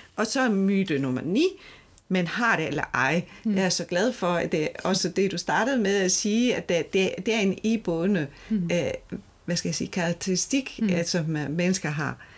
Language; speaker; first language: Danish; non-native, fluent; Italian